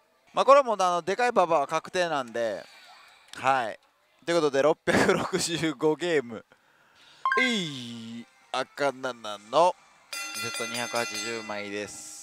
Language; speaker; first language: Japanese; native; Japanese